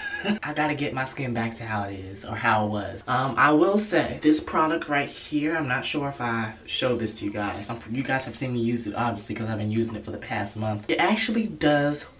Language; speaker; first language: English; native; English